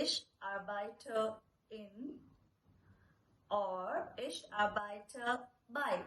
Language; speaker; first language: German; non-native, fluent; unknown